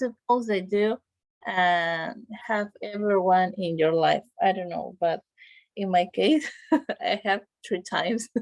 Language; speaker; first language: English; non-native, learner; Spanish